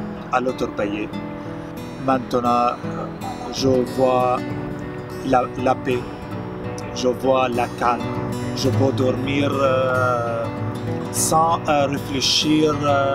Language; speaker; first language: French; non-native, fluent; Arabic